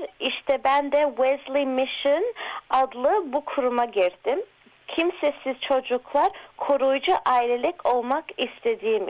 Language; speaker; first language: Turkish; early bilingual, heritage; Turkish